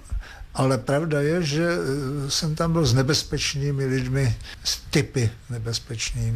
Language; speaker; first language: Czech; native; Czech